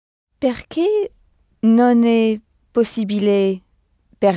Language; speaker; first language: Italian; non-native, learner; French